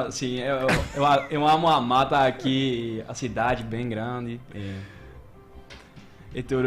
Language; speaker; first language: Portuguese; non-native, learner; Dutch